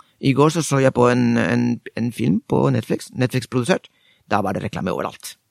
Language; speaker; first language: Norwegian; non-native, fluent; Spanish